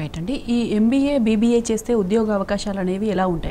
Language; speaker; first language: Telugu; native; Telugu